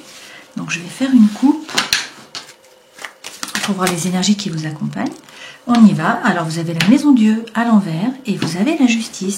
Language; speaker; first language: French; native; French